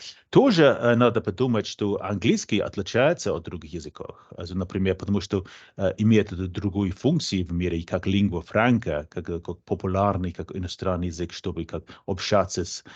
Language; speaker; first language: Russian; non-native, fluent; English